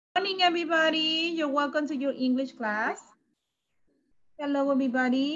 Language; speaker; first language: English; non-native, fluent; Spanish